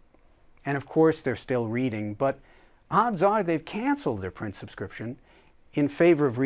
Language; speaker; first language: English; native; English